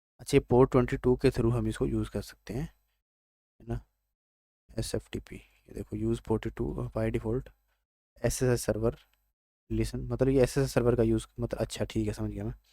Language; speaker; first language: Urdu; native; Urdu